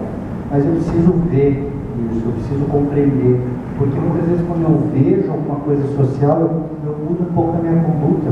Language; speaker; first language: Portuguese; native; Portuguese